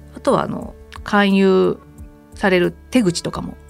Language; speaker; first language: Japanese; native; Japanese